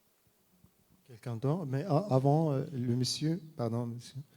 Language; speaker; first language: French; non-native, fluent; Arabic